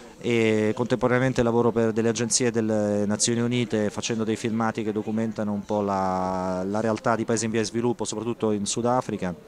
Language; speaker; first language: Italian; native; Italian